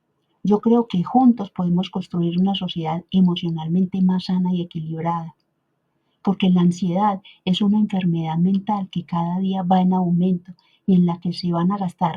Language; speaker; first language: Spanish; native; Spanish